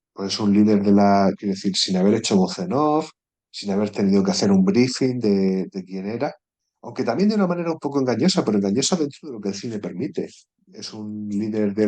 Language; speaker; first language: Spanish; native; Spanish